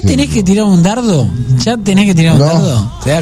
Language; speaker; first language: Spanish; native; Spanish